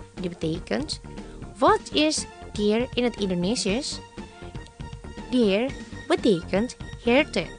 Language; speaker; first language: Dutch; non-native, fluent; Indonesian